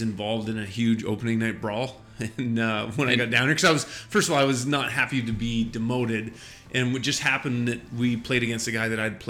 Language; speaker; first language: English; native; English